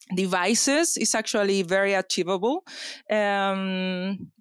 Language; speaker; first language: English; non-native, fluent; Spanish